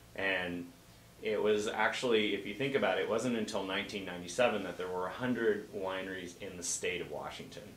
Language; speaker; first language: English; native; English